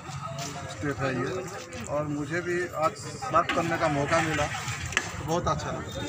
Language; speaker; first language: Hindi; non-native, local second language; Odia